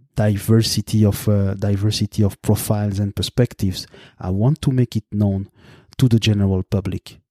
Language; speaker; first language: English; non-native, fluent; French